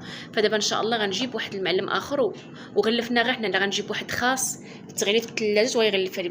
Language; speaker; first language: Arabic; native; Arabic